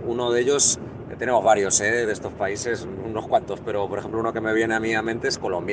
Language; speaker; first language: Spanish; native; Spanish